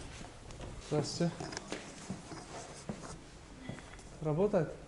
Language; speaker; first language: Russian; non-native, learner; French